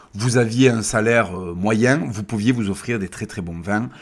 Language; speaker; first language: French; native; French